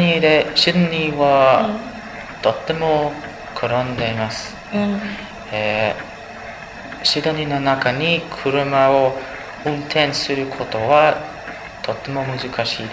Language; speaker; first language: Japanese; non-native, learner; English